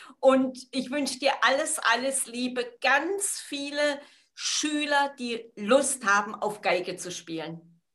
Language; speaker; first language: German; native; German